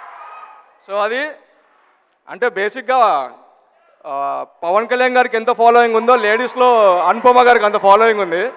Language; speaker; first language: Telugu; native; Telugu